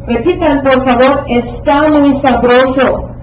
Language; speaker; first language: Spanish; non-native, fluent; English